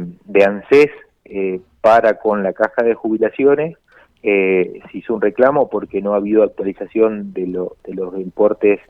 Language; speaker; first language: Spanish; native; Spanish